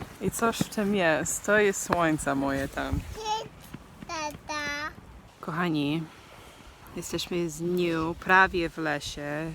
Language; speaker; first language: Polish; non-native, learner; English